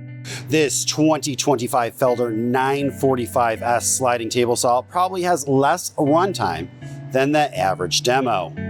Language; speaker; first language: English; native; English